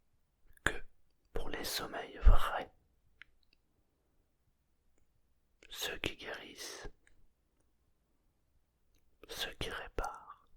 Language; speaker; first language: French; native; French